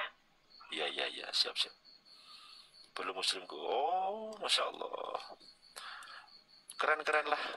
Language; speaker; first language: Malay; non-native, local second language; Javanese